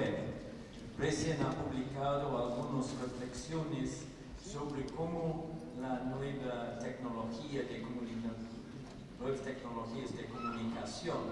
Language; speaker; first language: Spanish; non-native, fluent; English